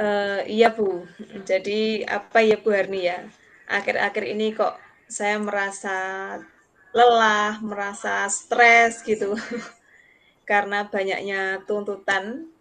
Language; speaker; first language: Indonesian; non-native, local second language; Javanese